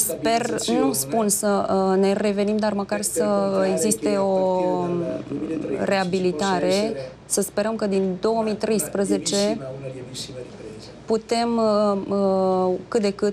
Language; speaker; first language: Romanian; non-native, fluent; Italian